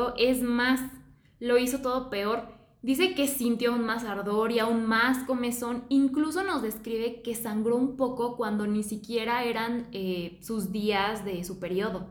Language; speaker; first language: Spanish; native; Spanish